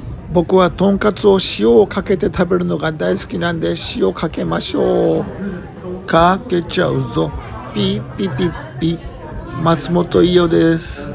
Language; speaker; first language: Japanese; native; Japanese